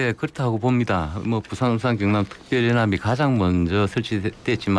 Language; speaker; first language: Korean; native; Korean